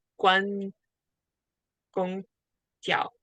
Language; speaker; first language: Chinese; non-native, learner; English